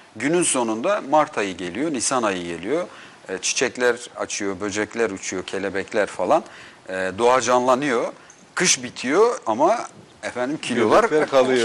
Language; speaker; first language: Turkish; native; Turkish